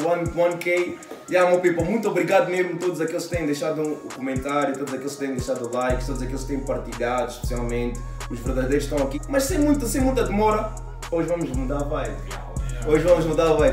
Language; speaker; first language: Portuguese; native; Portuguese